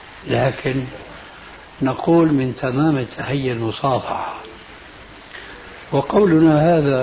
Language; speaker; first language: Arabic; native; Arabic